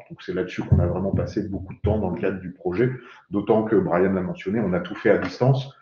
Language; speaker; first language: French; native; French